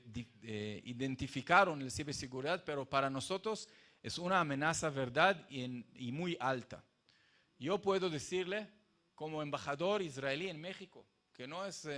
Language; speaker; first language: Spanish; non-native, fluent; Hebrew